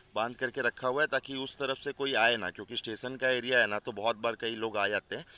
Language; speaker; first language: Hindi; non-native, local second language; Odia